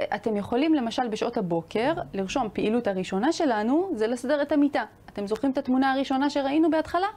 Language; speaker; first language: Hebrew; native; Hebrew